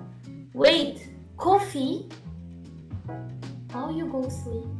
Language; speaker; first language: English; non-native, learner; Russian